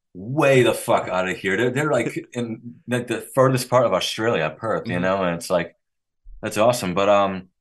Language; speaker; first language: English; native; English